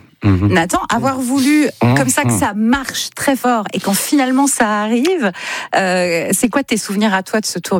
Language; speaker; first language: French; native; French